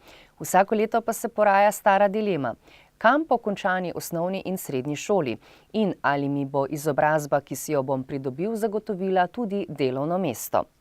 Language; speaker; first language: Slovenian; native; Slovenian